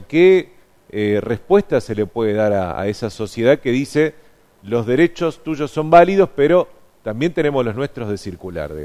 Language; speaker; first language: Spanish; native; Spanish